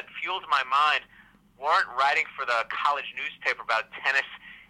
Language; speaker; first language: English; native; English